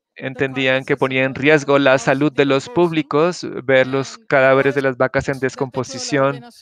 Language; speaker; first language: Spanish; native; Spanish